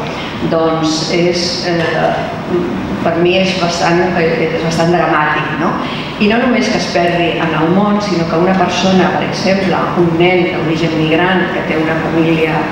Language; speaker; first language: Catalan; non-native, local second language; Spanish